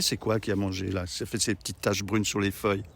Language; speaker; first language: French; native; French